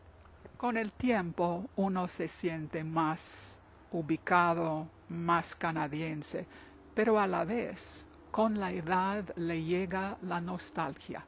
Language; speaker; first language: Spanish; non-native, fluent; English